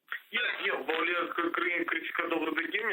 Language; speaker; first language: Turkish; non-native, learner; Crimean Tatar